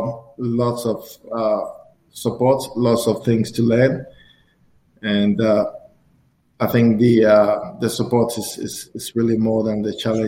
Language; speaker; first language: English; non-native, local second language; Akan